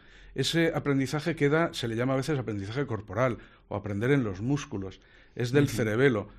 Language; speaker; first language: Spanish; native; Spanish